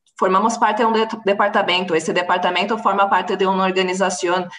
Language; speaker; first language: Spanish; non-native, fluent; Portuguese